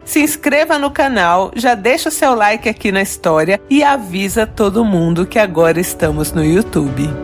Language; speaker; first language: Portuguese; native; Portuguese